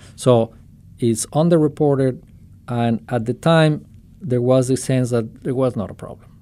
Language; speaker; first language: English; non-native, fluent; Spanish